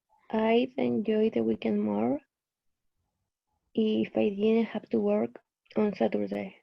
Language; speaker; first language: English; non-native, learner; Spanish